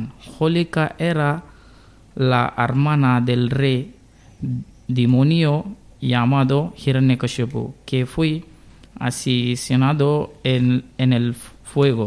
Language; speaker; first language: Spanish; non-native, learner; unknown